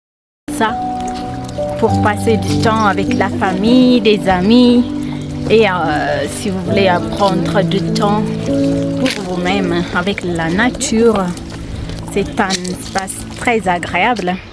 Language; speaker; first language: French; non-native, learner; Amharic